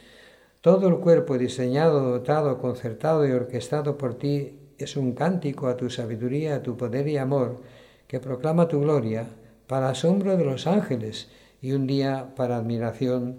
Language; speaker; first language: Spanish; native; Spanish